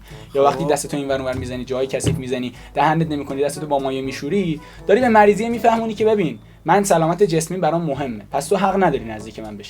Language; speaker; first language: Persian; native; Persian